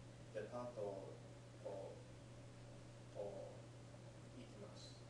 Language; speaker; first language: Japanese; non-native, learner; English